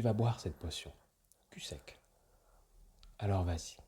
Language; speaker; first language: French; native; French